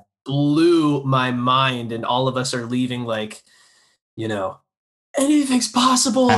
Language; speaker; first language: English; native; English